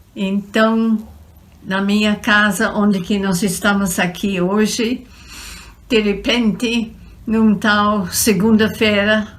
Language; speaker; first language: Portuguese; non-native, fluent; English